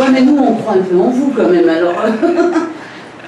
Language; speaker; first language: French; native; French